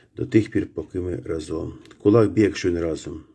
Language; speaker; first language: Ukrainian; native; Ukrainian